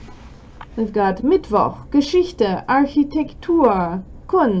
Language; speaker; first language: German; non-native, fluent; English